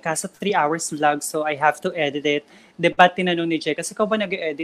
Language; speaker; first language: English; non-native, local second language; Filipino